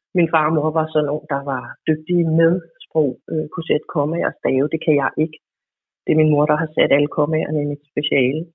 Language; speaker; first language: Danish; native; Danish